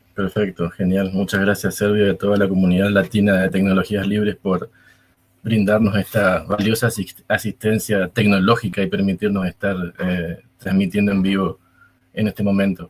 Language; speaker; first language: Spanish; native; Spanish